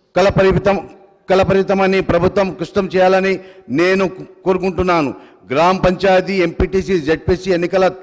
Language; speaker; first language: Telugu; non-native, local second language; Urdu